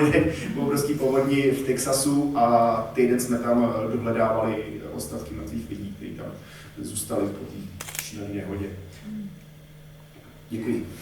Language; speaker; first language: Czech; native; Czech